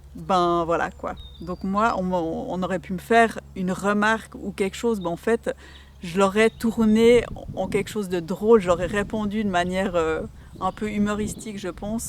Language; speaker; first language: French; native; French